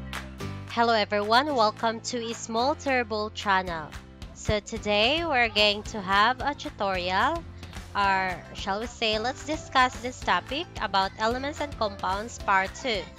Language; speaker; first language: English; non-native, local second language; Cebuano